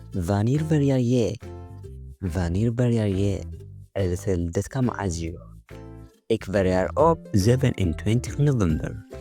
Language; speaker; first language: Dutch; non-native, fluent; Tigrinya